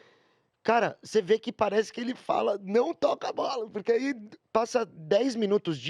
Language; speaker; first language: Portuguese; native; Portuguese